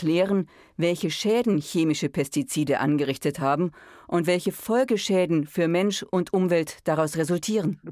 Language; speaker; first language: German; native; German